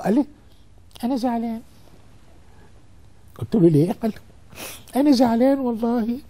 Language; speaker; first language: Arabic; native; Arabic